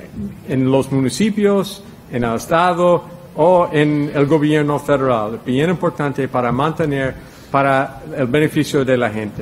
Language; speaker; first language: Spanish; non-native, fluent; English